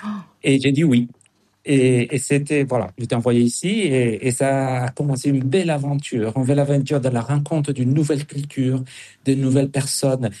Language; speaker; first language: French; non-native, fluent; Spanish